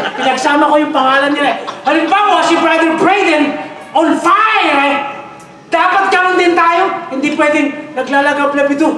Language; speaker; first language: Filipino; non-native, local second language; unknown